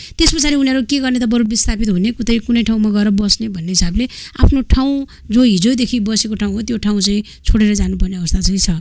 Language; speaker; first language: Nepali; non-native, local second language; Gurung